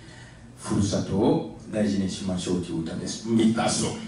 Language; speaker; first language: Japanese; non-native, fluent; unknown